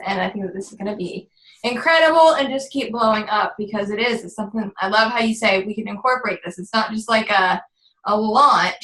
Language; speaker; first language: English; native; English